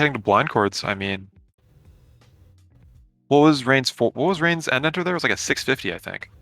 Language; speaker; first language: English; native; English